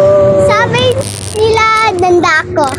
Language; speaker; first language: Filipino; non-native, learner; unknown